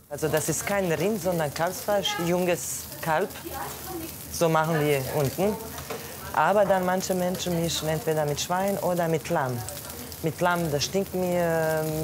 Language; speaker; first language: German; non-native, fluent; Croatian